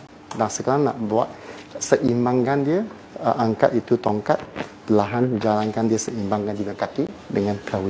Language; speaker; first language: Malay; non-native, local second language; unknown